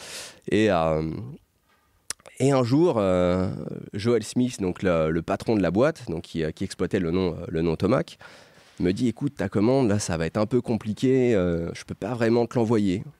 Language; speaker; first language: French; native; French